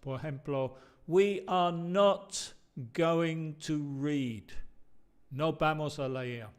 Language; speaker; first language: Spanish; non-native, fluent; English